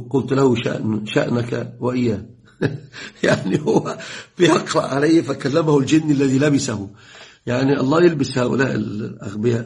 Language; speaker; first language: Arabic; native; Arabic